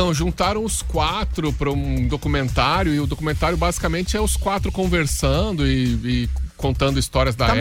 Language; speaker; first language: Portuguese; native; Portuguese